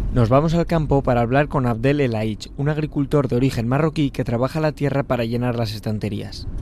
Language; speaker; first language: Spanish; native; Spanish